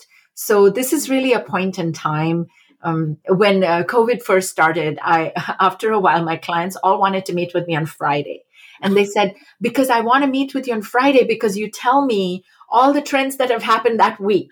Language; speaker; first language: English; non-native, local second language; Hindi